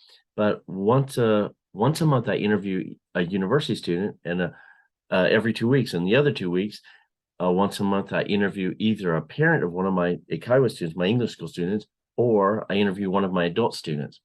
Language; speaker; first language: English; non-native, fluent; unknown